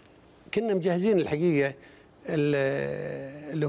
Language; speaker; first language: Arabic; native; Arabic